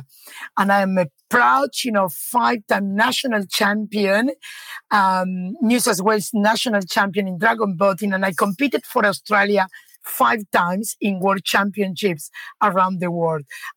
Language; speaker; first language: English; non-native, fluent; Spanish